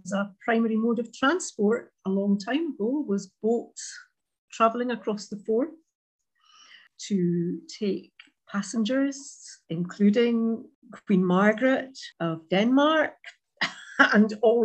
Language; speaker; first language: English; native; English